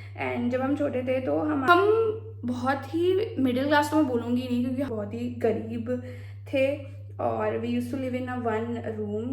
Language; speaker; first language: Hindi; native; Hindi